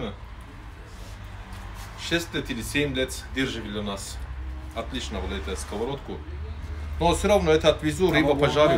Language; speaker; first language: Russian; non-native, learner; Turkish